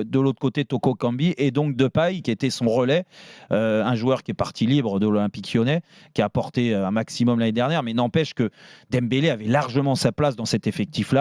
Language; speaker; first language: French; native; French